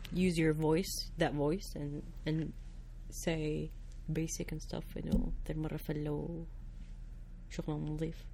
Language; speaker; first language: English; non-native, fluent; Arabic